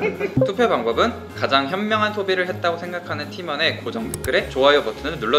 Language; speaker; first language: Korean; native; Korean